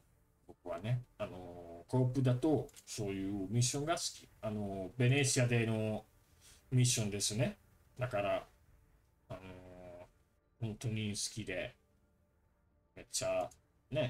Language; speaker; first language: Japanese; non-native, fluent; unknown